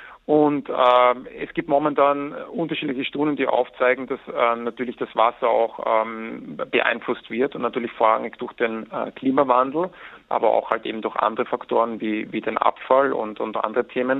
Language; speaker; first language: German; native; German